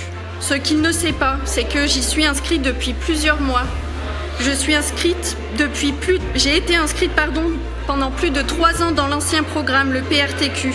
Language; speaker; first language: French; native; French